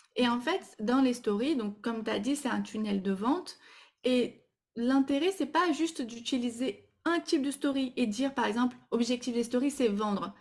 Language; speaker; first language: French; non-native, fluent; Portuguese